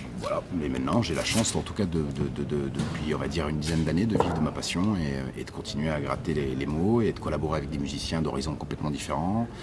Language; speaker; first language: French; early bilingual, other home language; Arabic